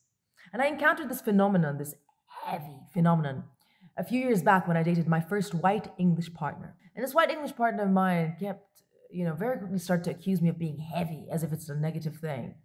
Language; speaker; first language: English; non-native, local second language; Arabic